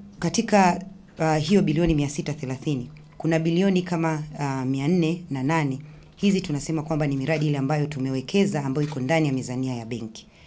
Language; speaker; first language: Swahili; native; Swahili